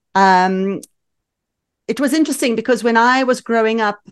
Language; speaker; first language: English; native; English